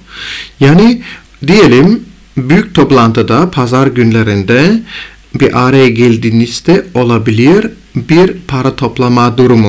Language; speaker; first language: Turkish; non-native, fluent; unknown